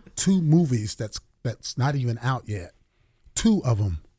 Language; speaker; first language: English; native; English